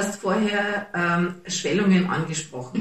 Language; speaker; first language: German; native; German